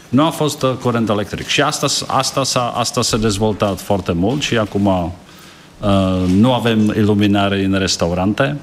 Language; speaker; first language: Romanian; non-native, learner; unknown